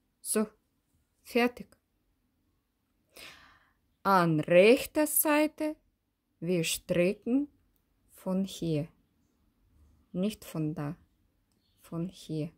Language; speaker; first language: German; non-native, learner; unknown